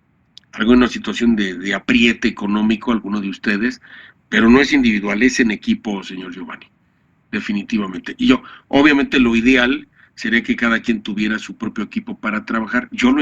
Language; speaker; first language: Spanish; native; Spanish